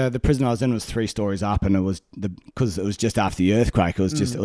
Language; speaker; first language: English; native; English